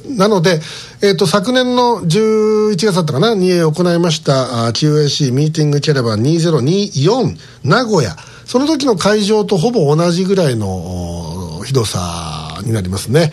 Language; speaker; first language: Japanese; native; Japanese